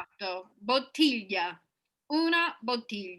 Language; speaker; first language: Italian; non-native, fluent; English